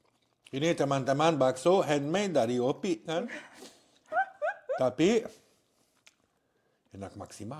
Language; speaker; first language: Indonesian; non-native, learner; French